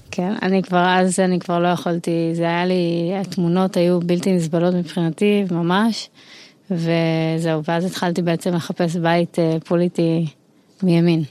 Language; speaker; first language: Hebrew; early bilingual, heritage; Hebrew